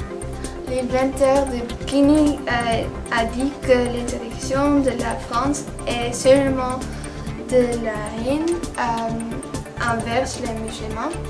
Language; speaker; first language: French; non-native, learner; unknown